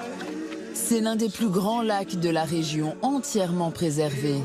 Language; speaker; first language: French; native; French